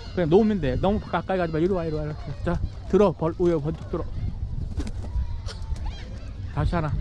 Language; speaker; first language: Korean; native; Korean